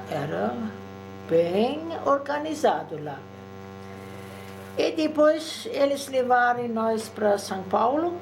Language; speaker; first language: Portuguese; early bilingual, other home language; German